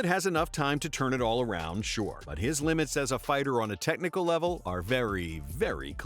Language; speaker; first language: English; native; English